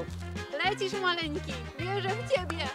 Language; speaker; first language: Polish; native; Polish